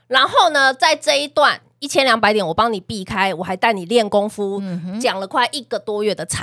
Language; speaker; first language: Chinese; native; Chinese